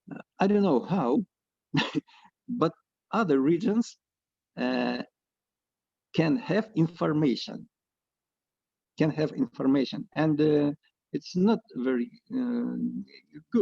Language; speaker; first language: English; non-native, fluent; Russian